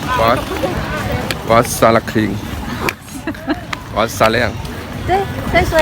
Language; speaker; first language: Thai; non-native, learner; Chinese